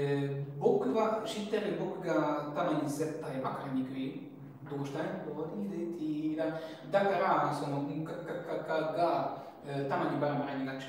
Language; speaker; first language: Japanese; non-native, learner; Hungarian